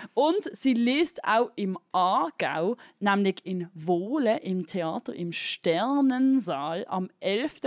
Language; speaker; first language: German; native; German